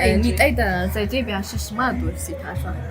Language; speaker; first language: Chinese; non-native, learner; Amharic